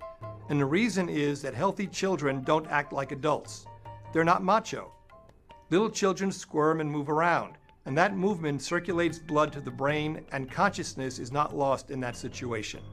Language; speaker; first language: English; native; English